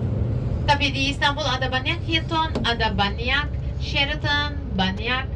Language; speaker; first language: Indonesian; non-native, fluent; Turkish